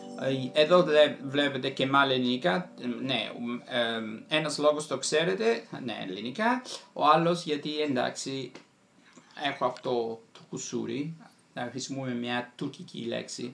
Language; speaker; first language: Greek; non-native, fluent; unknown